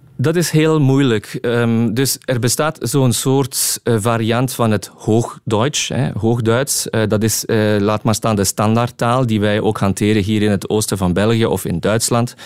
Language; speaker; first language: Dutch; non-native, local second language; German